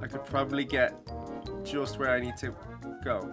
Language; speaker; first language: English; native; English